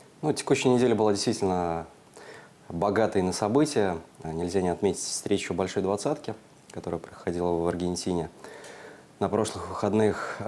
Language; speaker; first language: Russian; native; Russian